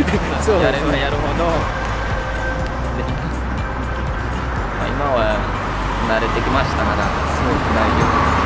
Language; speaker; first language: Japanese; non-native, learner; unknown